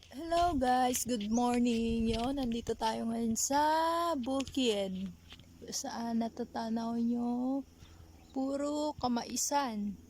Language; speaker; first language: Filipino; non-native, local second language; Cebuano